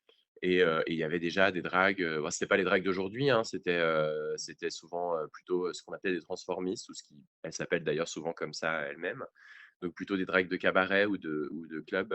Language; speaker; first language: French; native; French